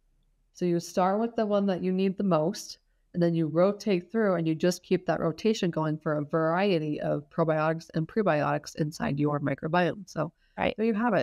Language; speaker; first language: English; native; English